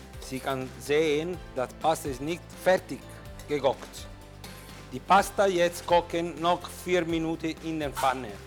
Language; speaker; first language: German; non-native, learner; Italian